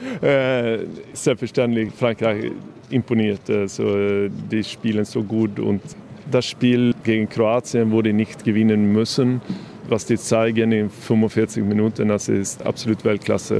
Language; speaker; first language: German; non-native, fluent; Swedish